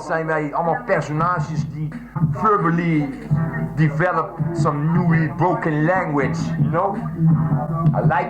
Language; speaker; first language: Dutch; native; Dutch